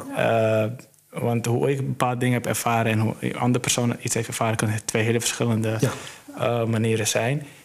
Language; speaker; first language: Dutch; early bilingual, other home language; Somali